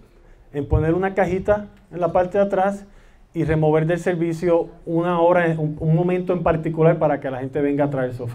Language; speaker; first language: Spanish; native; Spanish